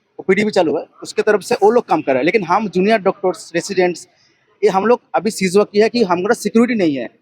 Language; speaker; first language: Hindi; non-native, local second language; Bangla